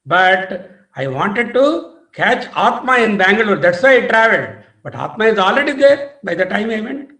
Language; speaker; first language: English; non-native, local second language; Telugu